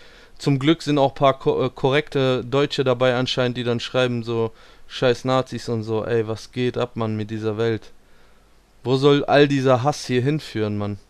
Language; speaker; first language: German; native; German